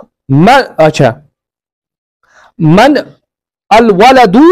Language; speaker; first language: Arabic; non-native, fluent; Kashmiri